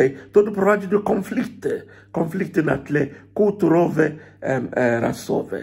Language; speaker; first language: Polish; non-native, fluent; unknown